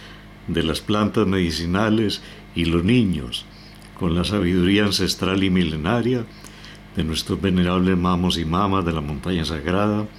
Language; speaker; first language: Spanish; native; Spanish